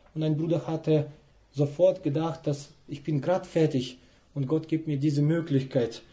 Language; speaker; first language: German; non-native, fluent; Russian